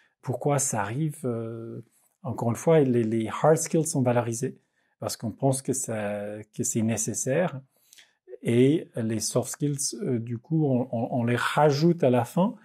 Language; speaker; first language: French; non-native, fluent; Dutch